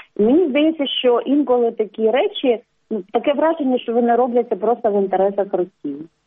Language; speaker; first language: Ukrainian; non-native, local second language; Russian